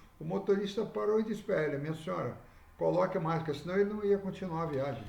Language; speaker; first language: Portuguese; native; Portuguese